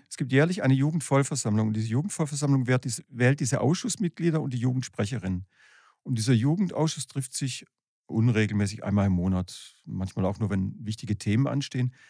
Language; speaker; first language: German; native; German